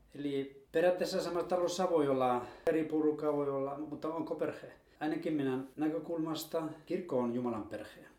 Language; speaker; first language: Finnish; non-native, fluent; Spanish